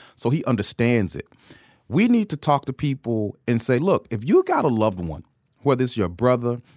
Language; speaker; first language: English; native; English